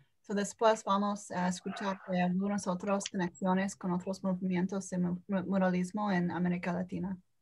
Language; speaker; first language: Spanish; non-native, fluent; English